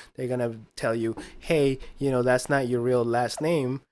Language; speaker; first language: English; early bilingual, other home language; Spanish